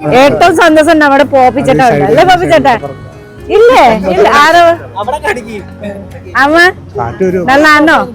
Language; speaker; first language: Malayalam; non-native, learner; Nepali